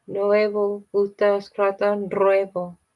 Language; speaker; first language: Spanish; non-native, learner; English